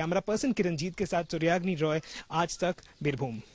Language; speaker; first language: Hindi; native; Hindi